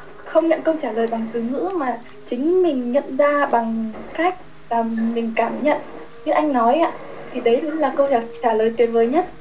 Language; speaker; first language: Vietnamese; native; Vietnamese